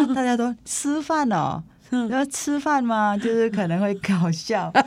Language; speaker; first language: Chinese; non-native, fluent; Vietnamese